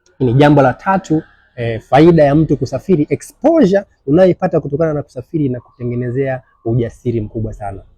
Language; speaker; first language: Swahili; native; Swahili